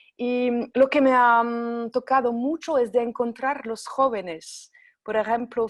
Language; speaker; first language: Spanish; non-native, fluent; French